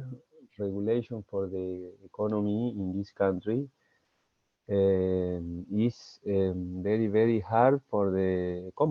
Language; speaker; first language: English; non-native, learner; Spanish